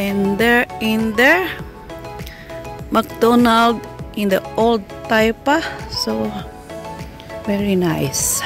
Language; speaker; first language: English; non-native, local second language; Filipino